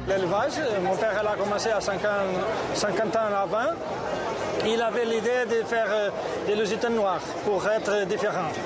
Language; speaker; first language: French; non-native, fluent; Portuguese